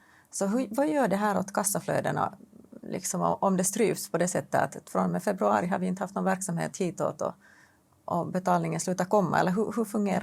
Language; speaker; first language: Swedish; native; Swedish